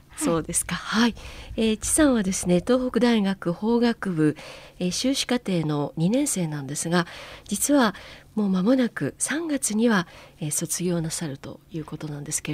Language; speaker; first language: Japanese; native; Japanese